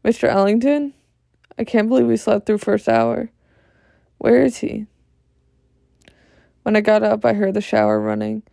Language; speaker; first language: English; native; English